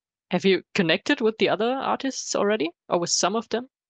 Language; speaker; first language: English; non-native, fluent; German